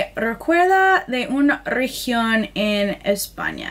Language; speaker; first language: Spanish; non-native, fluent; English